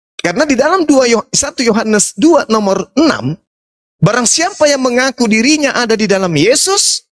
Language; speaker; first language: Indonesian; native; Indonesian